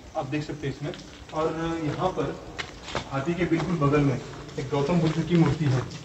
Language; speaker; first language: Hindi; non-native, local second language; Marathi